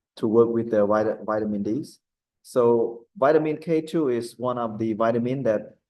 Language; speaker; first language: English; non-native, fluent; Khmer